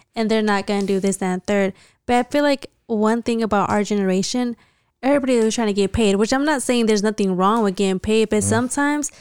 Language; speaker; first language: English; early bilingual, other home language; Spanish